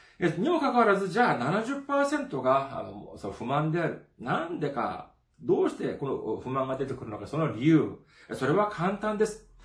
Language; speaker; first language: Japanese; non-native, fluent; Korean